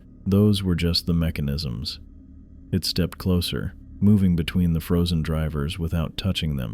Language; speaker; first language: English; native; English